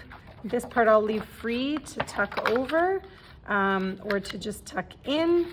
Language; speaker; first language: English; native; English